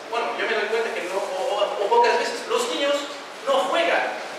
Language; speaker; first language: Spanish; non-native, fluent; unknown